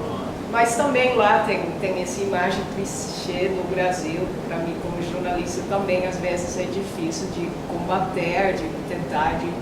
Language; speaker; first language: Portuguese; non-native, fluent; Dutch